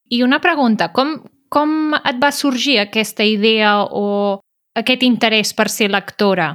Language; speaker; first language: Catalan; native; Catalan